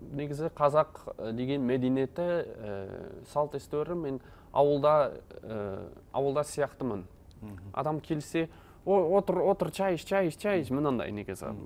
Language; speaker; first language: Kazakh; non-native, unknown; Dutch